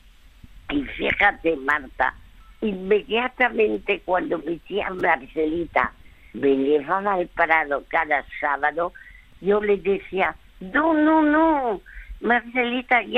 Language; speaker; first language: Spanish; early bilingual, other home language; French